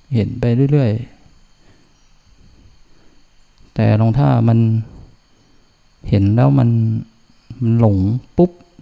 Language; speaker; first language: Thai; native; Thai